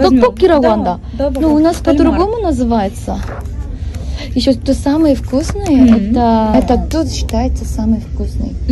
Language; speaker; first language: Russian; non-native, learner; Korean